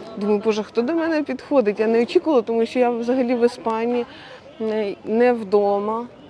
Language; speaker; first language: Ukrainian; non-native, local second language; Russian